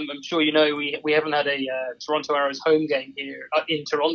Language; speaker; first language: English; native; English